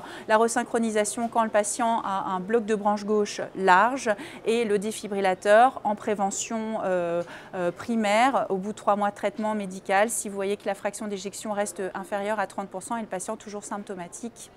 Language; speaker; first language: French; native; French